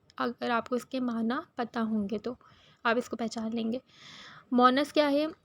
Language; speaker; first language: Urdu; native; Urdu